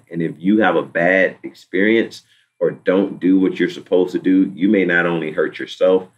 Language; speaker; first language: English; native; English